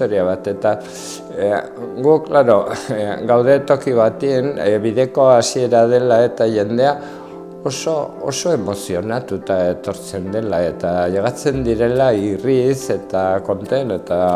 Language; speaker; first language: Basque; non-native, local second language; Spanish